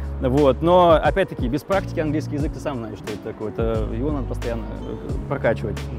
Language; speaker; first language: Russian; native; Russian